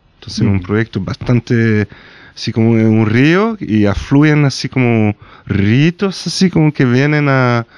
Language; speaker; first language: Spanish; non-native, fluent; French